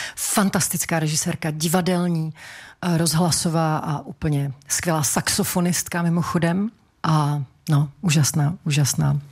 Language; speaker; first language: Czech; native; Czech